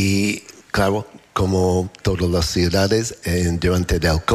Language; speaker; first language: Spanish; non-native, learner; English